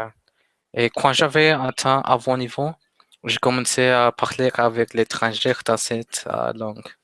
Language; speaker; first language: French; non-native, learner; Spanish